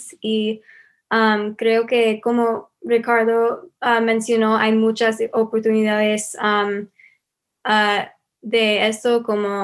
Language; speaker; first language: Spanish; non-native, learner; English